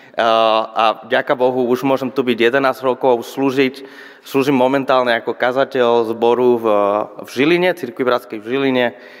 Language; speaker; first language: Slovak; non-native, fluent; Spanish